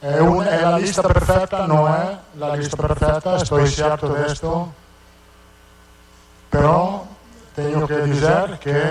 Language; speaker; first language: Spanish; non-native, fluent; Italian